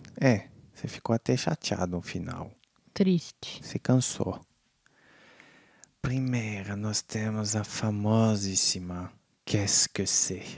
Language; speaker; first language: Portuguese; non-native, fluent; French